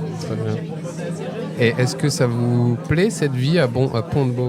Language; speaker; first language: French; native; French